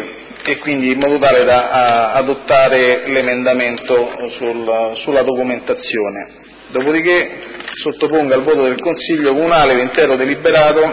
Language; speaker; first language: Italian; native; Italian